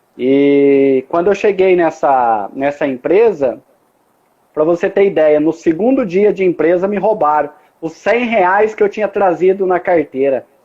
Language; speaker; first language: Portuguese; native; Portuguese